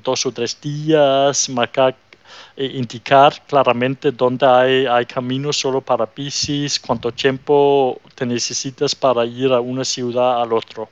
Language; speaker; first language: Spanish; non-native, fluent; Danish